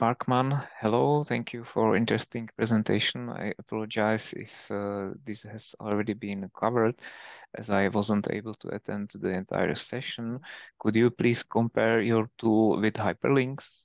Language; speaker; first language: English; non-native, fluent; Czech